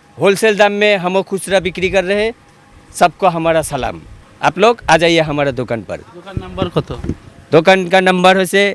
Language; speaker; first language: Hindi; non-native, learner; Bangla